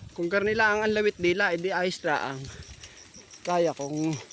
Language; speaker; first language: Filipino; native; Filipino